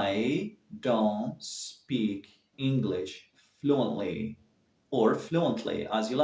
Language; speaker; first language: English; non-native, fluent; Arabic